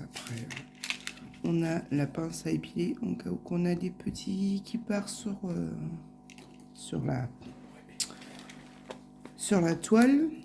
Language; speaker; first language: French; native; French